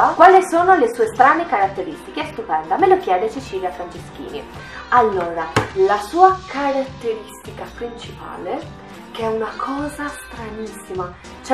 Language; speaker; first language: Italian; native; Italian